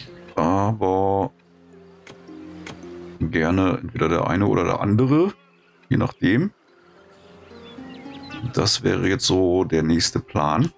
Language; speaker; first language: German; native; German